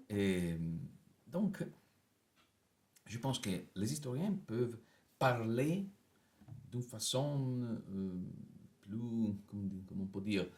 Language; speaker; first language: French; non-native, fluent; Italian